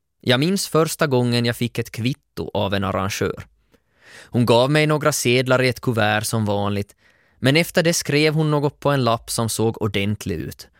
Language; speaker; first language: Swedish; native; Swedish